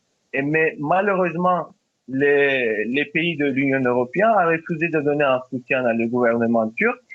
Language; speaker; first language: French; non-native, fluent; Turkish